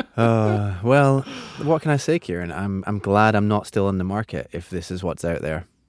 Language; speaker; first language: English; native; English